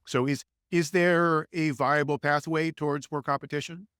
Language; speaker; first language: English; native; English